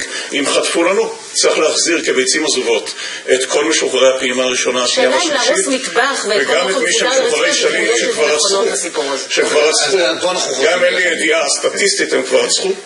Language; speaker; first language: Hebrew; native; Hebrew